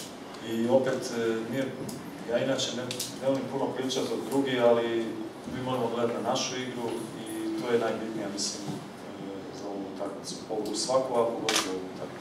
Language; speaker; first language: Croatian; early bilingual, heritage; Croatian